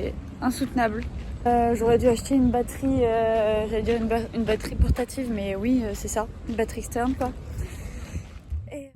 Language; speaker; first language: French; native; French